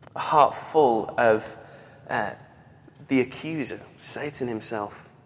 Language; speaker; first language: English; native; English